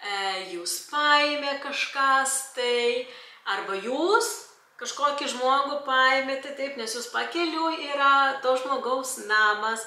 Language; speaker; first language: Lithuanian; non-native, local second language; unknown